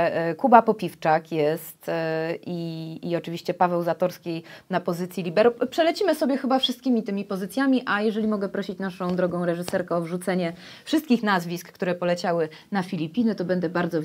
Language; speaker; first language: Polish; native; Polish